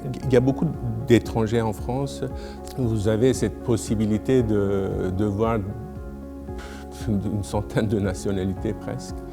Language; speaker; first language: French; non-native, fluent; Turkish